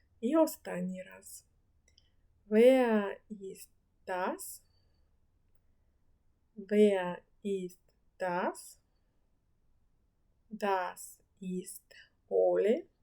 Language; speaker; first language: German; non-native, fluent; Ukrainian